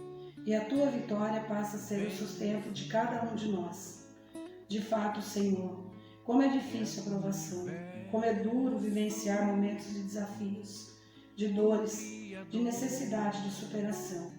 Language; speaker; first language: Portuguese; native; Portuguese